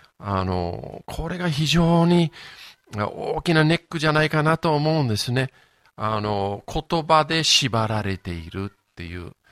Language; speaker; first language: Japanese; non-native, fluent; English